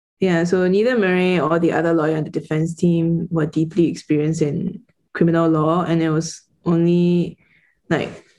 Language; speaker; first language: English; native; English